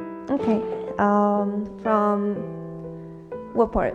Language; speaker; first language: English; non-native, fluent; Japanese